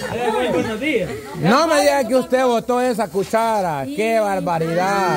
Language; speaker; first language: Spanish; native; Spanish